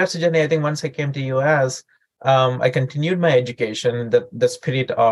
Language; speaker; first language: English; non-native, local second language; Telugu